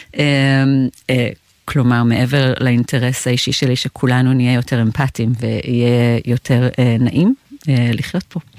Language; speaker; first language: Hebrew; native; Hebrew